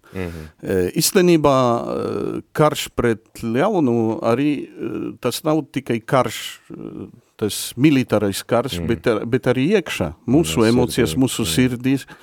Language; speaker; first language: Latvian; non-native, fluent; Polish